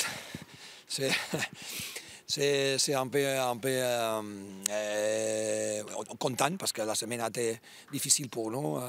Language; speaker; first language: French; non-native, fluent; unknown